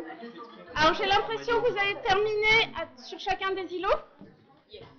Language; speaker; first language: French; native; French